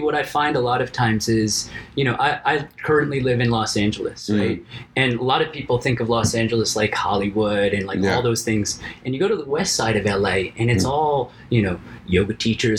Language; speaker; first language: English; native; English